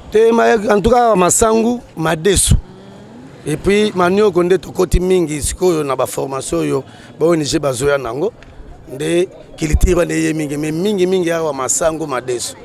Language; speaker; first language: Lingala; non-native, local second language; Kongo